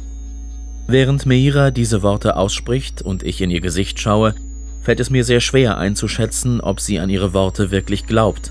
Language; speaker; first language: German; native; German